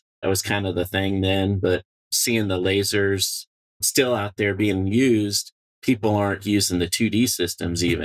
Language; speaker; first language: English; native; English